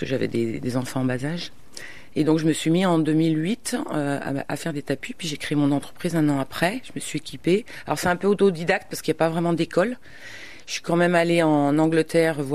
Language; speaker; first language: French; native; French